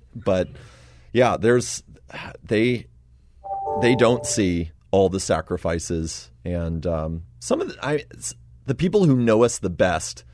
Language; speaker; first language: English; native; English